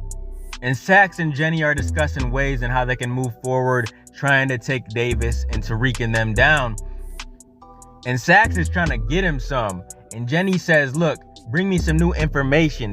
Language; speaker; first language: English; native; English